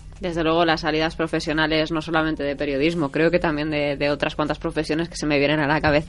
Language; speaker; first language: Spanish; native; Spanish